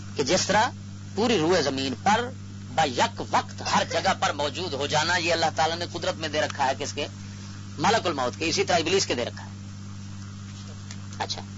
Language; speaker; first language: Urdu; non-native, local second language; Punjabi